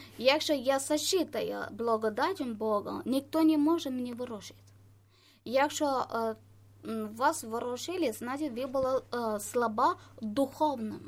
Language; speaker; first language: Ukrainian; non-native, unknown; Malayalam